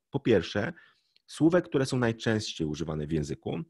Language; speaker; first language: Polish; native; Polish